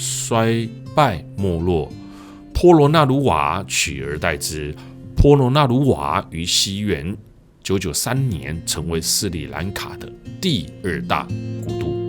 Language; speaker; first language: Chinese; native; Chinese